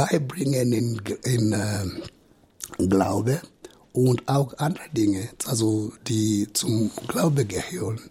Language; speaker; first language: German; non-native, fluent; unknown